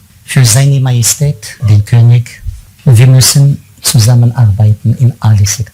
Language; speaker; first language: German; non-native, learner; Arabic